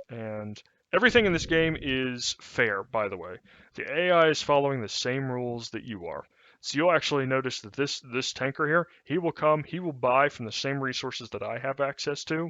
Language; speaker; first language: English; native; English